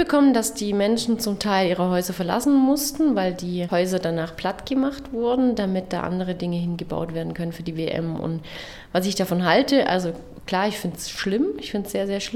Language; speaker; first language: German; native; German